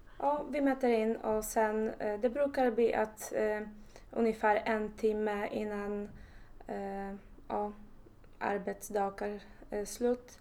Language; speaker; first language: Swedish; non-native, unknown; Polish